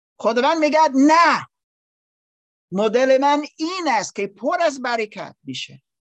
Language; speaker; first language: Persian; non-native, learner; English